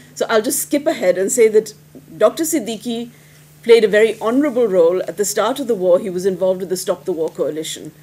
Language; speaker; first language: English; non-native, local second language; Hindi